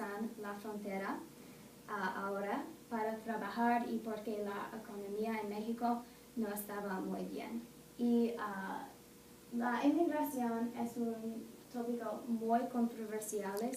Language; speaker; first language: Spanish; non-native, learner; English